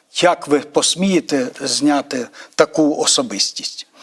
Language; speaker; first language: Ukrainian; native; Ukrainian